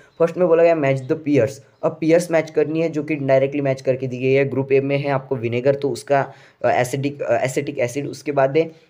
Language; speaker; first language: Hindi; non-native, local second language; Marathi